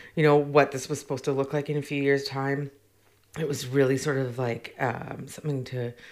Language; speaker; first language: English; native; English